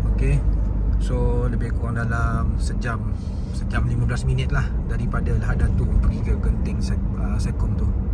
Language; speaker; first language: Malay; native; Malay